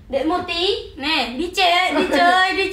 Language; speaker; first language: Vietnamese; non-native, learner; Indonesian